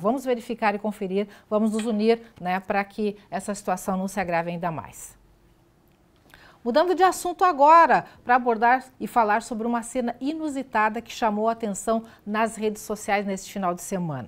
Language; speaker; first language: Portuguese; native; Portuguese